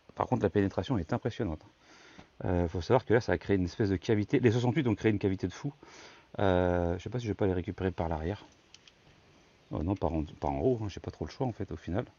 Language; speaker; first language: French; native; French